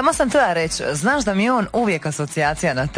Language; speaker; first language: Serbian; native; Serbian